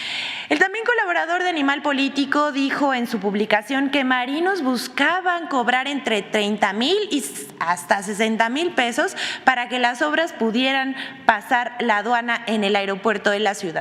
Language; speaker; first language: Spanish; native; Spanish